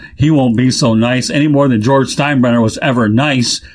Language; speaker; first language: English; native; English